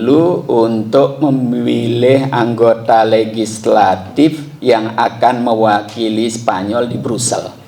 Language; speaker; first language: Indonesian; native; Indonesian